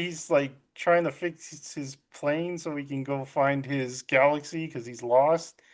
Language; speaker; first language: English; native; English